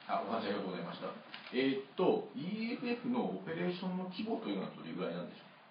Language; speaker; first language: Japanese; native; Japanese